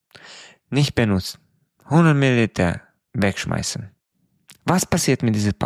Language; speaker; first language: German; non-native, fluent; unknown